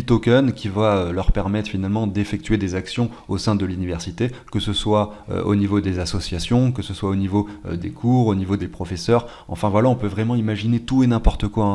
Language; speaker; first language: French; native; French